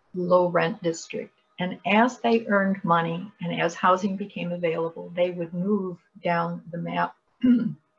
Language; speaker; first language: English; native; English